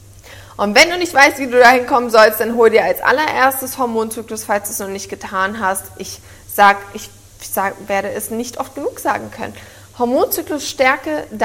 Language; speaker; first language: German; native; German